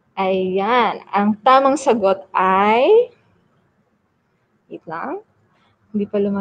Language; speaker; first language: Filipino; native; Filipino